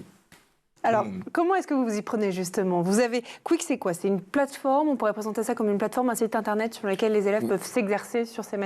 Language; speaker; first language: French; native; French